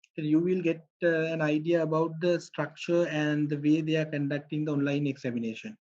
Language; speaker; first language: English; non-native, local second language; Sinhala